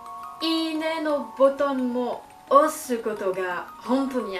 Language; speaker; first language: Japanese; non-native, learner; French